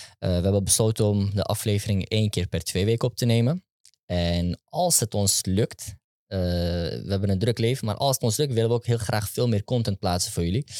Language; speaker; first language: Dutch; early bilingual, other home language; Turkish